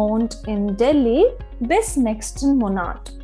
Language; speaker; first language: German; non-native, fluent; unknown